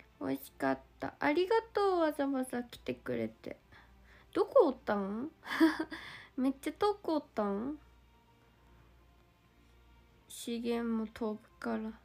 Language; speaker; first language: Japanese; native; Japanese